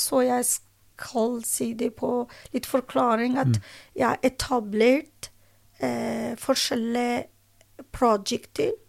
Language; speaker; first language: Norwegian; non-native, learner; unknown